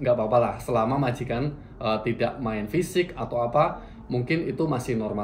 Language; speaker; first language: Indonesian; native; Indonesian